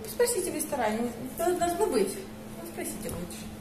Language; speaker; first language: Russian; non-native, local second language; Romanian